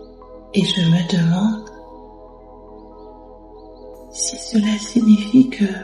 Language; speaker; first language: French; native; French